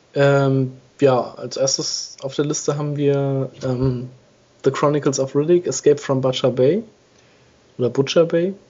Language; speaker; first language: German; non-native, fluent; English